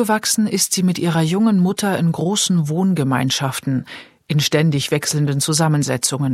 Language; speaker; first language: German; native; German